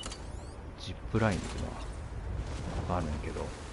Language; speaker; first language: Japanese; native; Japanese